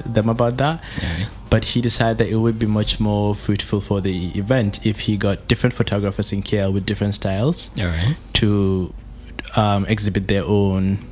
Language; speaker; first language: English; non-native, local second language; Hausa